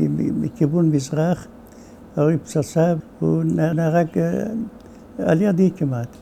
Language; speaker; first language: Hebrew; non-native, fluent; Romanian